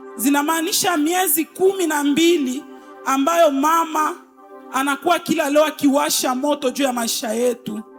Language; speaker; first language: Swahili; native; Swahili